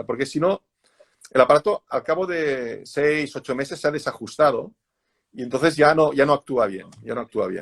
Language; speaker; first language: Spanish; native; Spanish